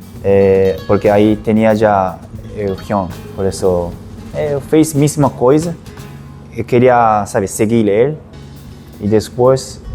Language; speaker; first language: Portuguese; non-native, learner; Japanese